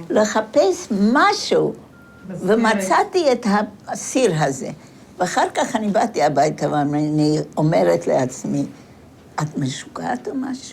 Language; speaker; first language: Hebrew; non-native, fluent; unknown